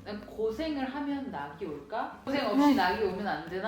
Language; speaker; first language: Korean; native; Korean